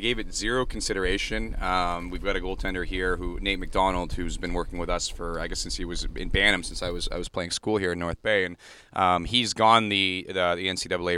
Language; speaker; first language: English; native; English